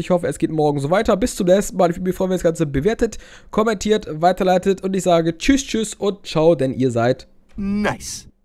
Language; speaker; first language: German; native; German